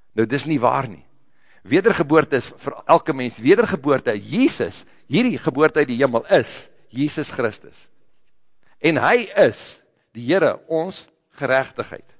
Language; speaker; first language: Afrikaans; native; Afrikaans